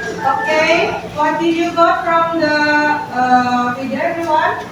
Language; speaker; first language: English; non-native, fluent; Indonesian